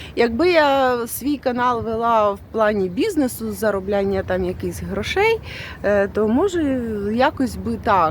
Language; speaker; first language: Ukrainian; non-native, local second language; Russian